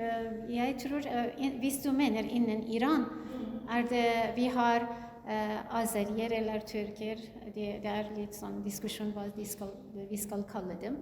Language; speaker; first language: Norwegian; non-native, learner; Kurdish